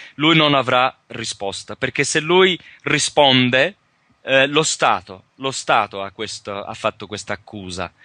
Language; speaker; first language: Italian; early bilingual, heritage; Italian